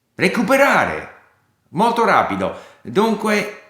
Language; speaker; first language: Italian; non-native, fluent; English